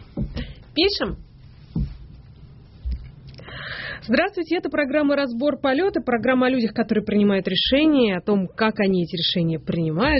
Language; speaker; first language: Russian; native; Russian